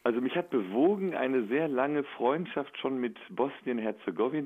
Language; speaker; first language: German; native; German